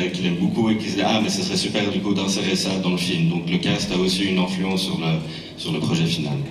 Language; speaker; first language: French; native; French